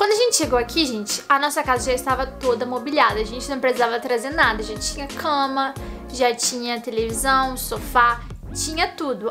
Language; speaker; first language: Portuguese; native; Portuguese